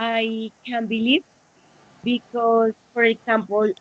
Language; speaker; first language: English; non-native, learner; Spanish